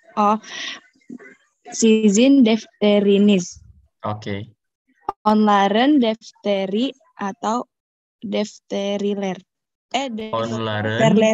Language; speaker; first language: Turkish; non-native, learner; Indonesian